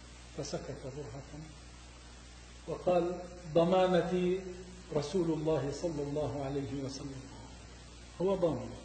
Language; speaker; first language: Arabic; native; Arabic